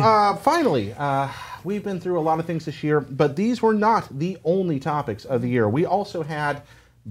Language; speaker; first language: English; native; English